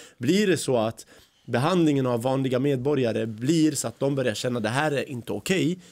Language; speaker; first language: Swedish; early bilingual, other home language; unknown